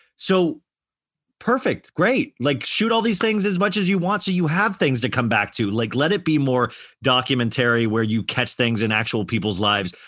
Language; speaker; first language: English; native; English